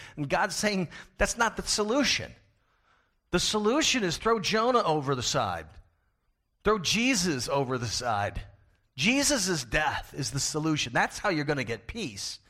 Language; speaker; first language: English; native; English